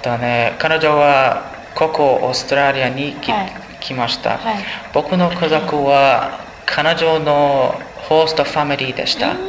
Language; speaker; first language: Japanese; non-native, learner; English